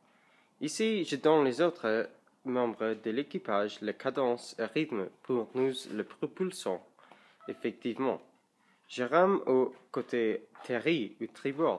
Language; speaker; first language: French; non-native, learner; English